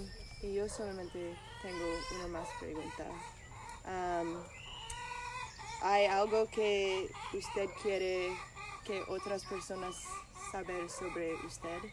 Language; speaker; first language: Spanish; non-native, learner; English